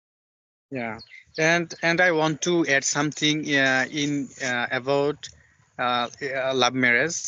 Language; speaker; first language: English; non-native, fluent; Bangla